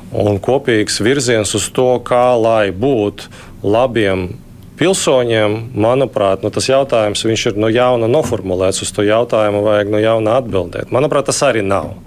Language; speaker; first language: Latvian; non-native, local second language; Russian